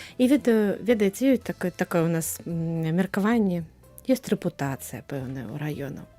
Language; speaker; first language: Belarusian; native; Belarusian